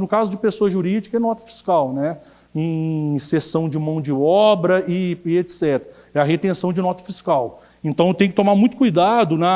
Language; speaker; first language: Portuguese; native; Portuguese